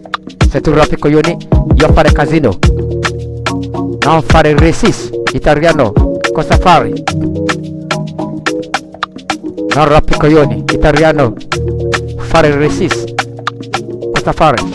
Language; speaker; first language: Italian; non-native, learner; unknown